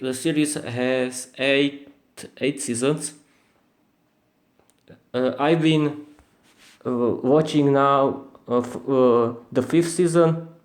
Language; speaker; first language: English; non-native, learner; Slovak